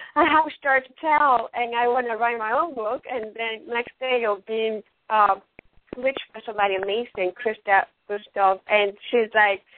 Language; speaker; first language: English; non-native, fluent; Spanish